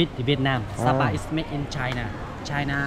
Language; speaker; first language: English; non-native, learner; Vietnamese